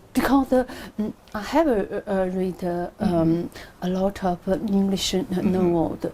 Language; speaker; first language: English; non-native, learner; Chinese